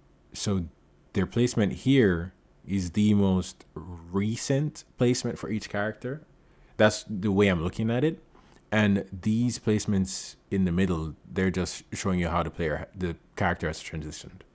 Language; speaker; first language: English; native; English